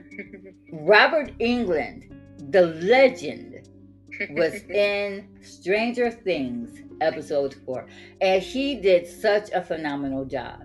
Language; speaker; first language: English; native; English